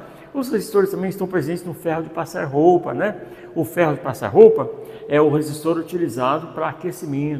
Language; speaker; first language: Portuguese; native; Portuguese